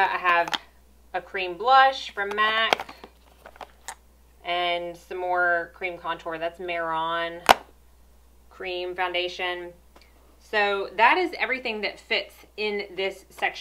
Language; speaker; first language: English; native; English